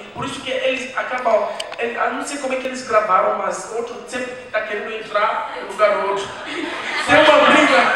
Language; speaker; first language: Portuguese; non-native, fluent; French